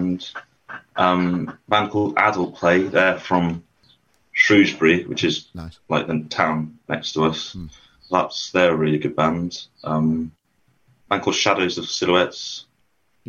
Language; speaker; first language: English; native; English